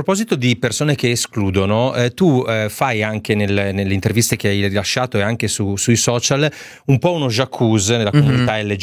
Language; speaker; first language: Italian; native; Italian